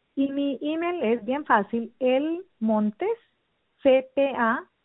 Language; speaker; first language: Spanish; native; Spanish